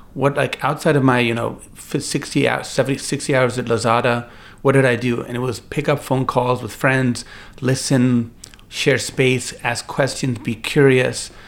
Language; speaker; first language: English; native; English